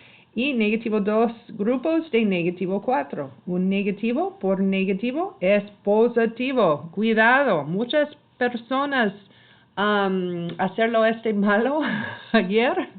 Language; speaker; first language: Spanish; non-native, learner; English